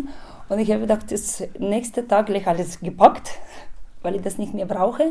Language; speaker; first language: German; non-native, fluent; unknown